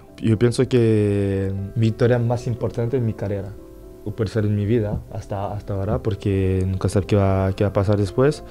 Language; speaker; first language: Spanish; non-native, fluent; French